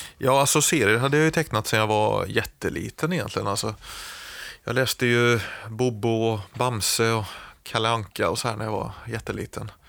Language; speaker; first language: Swedish; native; Swedish